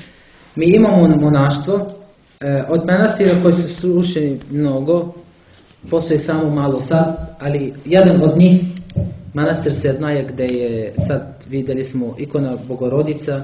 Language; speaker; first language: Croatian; non-native, learner; Arabic